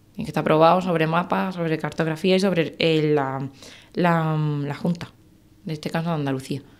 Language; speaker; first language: Spanish; native; Spanish